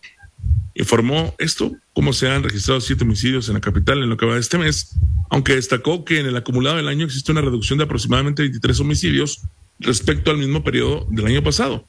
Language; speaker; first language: Spanish; native; Spanish